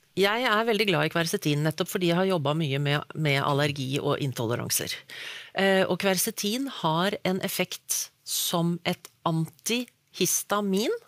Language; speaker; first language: Norwegian; native; Norwegian